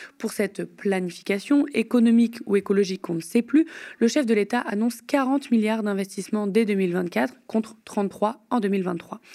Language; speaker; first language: French; native; French